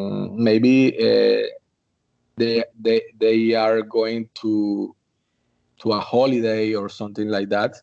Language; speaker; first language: English; non-native, learner; Spanish